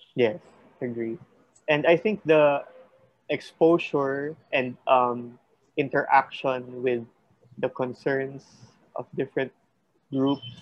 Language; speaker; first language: English; non-native, local second language; Filipino